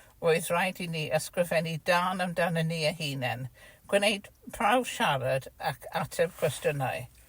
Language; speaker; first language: Welsh; non-native, fluent; English